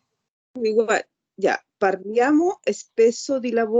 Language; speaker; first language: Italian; non-native, learner; Spanish